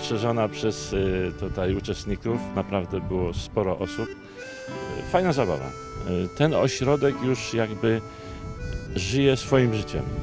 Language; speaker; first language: Polish; native; Polish